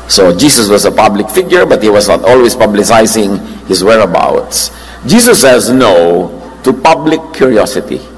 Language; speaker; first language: English; non-native, local second language; Filipino